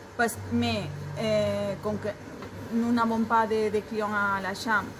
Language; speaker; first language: French; non-native, fluent; Spanish